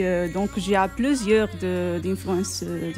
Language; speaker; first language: French; non-native, fluent; Portuguese